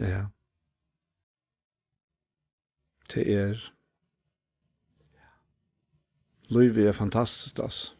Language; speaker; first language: Danish; non-native, local second language; Faroese